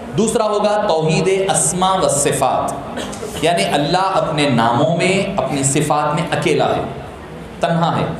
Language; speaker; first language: Urdu; native; Urdu